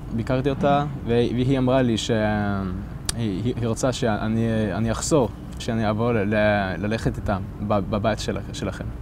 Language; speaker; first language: Hebrew; non-native, learner; Norwegian